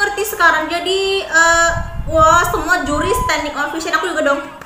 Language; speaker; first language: Indonesian; native; Indonesian